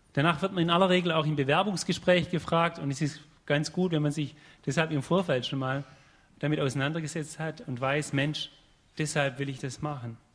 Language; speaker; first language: German; native; German